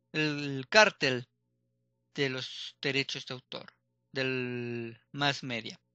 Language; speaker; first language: Spanish; native; Spanish